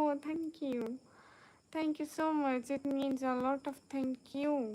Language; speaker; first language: English; non-native, learner; Urdu